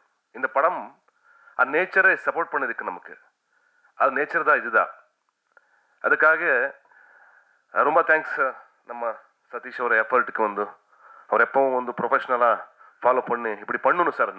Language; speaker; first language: Tamil; non-native, learner; Kannada